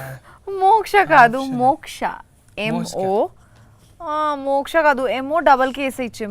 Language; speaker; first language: Telugu; non-native, learner; Bangla